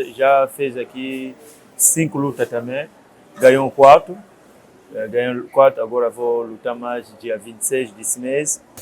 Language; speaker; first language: Portuguese; non-native, learner; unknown